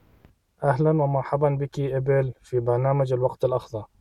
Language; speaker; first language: Arabic; native; Arabic